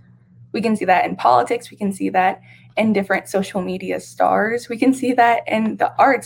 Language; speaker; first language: English; native; English